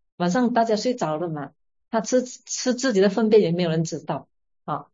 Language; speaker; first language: Chinese; native; Chinese